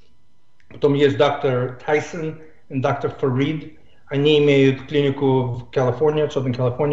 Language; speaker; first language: Russian; non-native, fluent; English